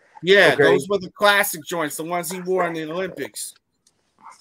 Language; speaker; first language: English; native; English